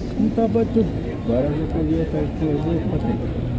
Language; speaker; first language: Latvian; non-native, local second language; Russian